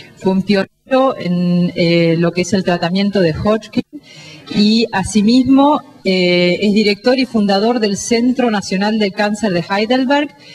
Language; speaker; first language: Spanish; native; Spanish